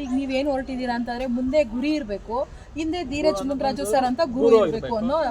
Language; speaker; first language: Kannada; native; Kannada